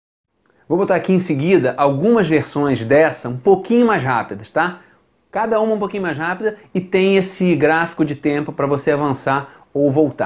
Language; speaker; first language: Portuguese; native; Portuguese